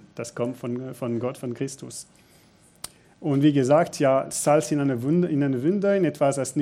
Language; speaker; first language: German; non-native, fluent; French